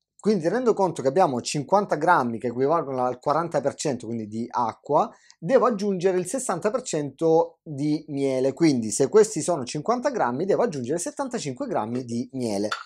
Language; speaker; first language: Italian; native; Italian